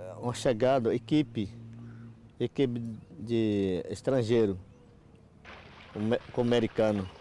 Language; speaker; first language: Portuguese; non-native, local second language; Yanomámi